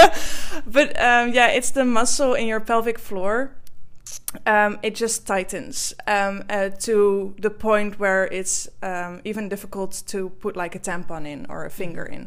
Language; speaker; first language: English; non-native, fluent; Dutch